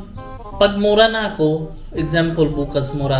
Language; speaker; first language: Filipino; non-native, learner; Hindi